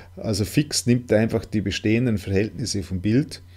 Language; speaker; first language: German; non-native, local second language; Swiss German